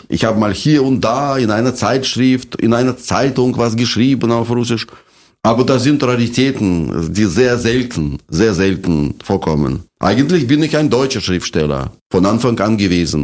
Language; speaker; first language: German; non-native, fluent; Russian